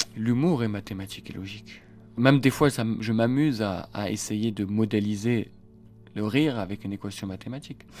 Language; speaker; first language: French; non-native, local second language; Arabic